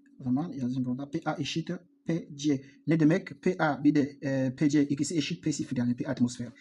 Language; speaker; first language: Turkish; non-native, learner; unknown